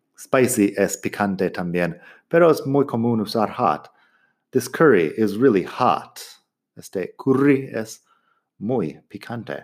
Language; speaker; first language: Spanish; non-native, fluent; English